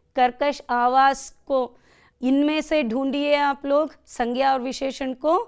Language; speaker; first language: Hindi; non-native, local second language; Kannada